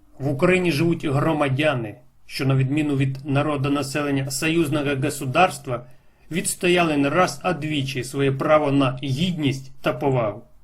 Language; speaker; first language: Ukrainian; non-native, local second language; Russian